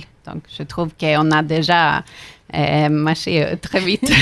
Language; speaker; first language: French; non-native, fluent; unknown